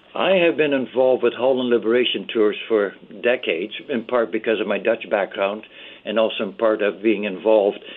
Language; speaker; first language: English; early bilingual, other home language; Dutch